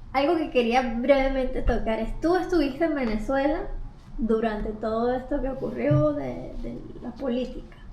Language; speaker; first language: Spanish; early bilingual, heritage; Spanish